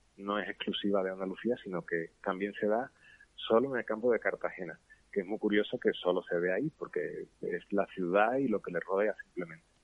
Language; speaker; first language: Spanish; native; Spanish